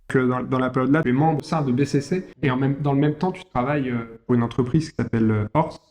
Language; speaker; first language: French; native; French